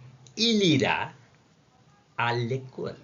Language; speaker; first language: French; non-native, learner; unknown